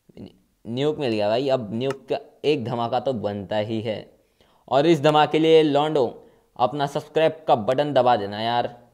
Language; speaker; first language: Hindi; non-native, local second language; Marathi